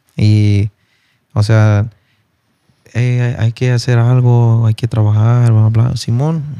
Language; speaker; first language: Spanish; early bilingual, heritage; Spanish